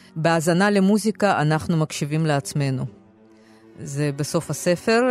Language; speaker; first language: Hebrew; non-native, fluent; Russian